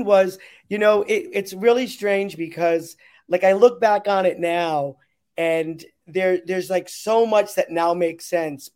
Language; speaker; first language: English; native; English